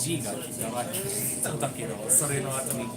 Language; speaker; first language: Japanese; non-native, learner; English